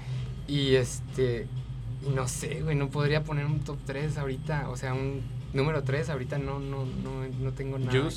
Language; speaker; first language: Spanish; native; Spanish